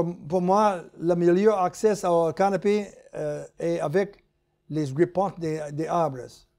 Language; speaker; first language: French; non-native, learner; English